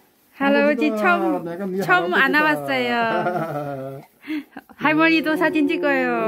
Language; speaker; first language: Korean; non-native, learner; Vietnamese